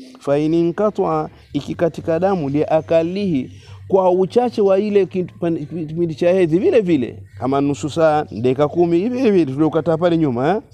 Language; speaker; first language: Swahili; native; Swahili